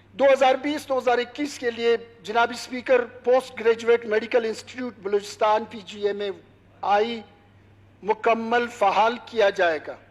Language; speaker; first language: Urdu; non-native, local second language; Hazaragi